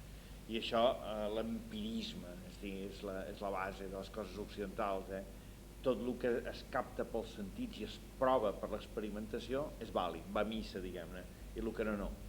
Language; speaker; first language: Catalan; native; Catalan